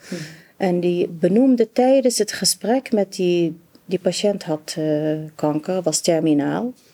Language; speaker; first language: Dutch; non-native, fluent; Arabic